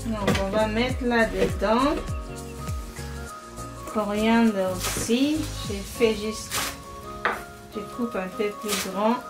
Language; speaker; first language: French; non-native, local second language; Lingala